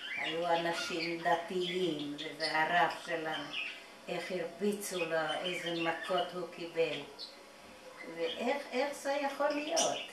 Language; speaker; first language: Hebrew; non-native, fluent; Yiddish